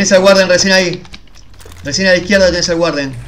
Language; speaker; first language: Spanish; native; Spanish